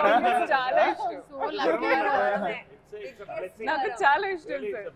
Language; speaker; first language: Telugu; non-native, learner; Hindi